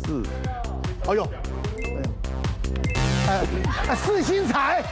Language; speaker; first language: Chinese; native; Chinese